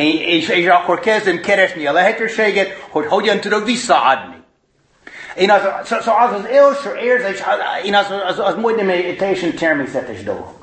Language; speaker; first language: Hungarian; non-native, fluent; English